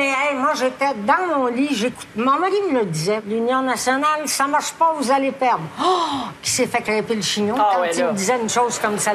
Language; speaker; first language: French; native; French